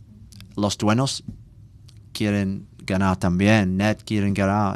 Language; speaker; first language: Spanish; non-native, learner; English